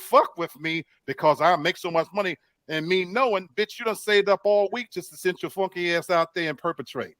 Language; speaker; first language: English; native; English